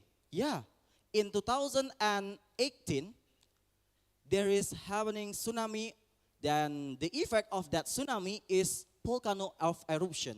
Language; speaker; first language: English; non-native, learner; Indonesian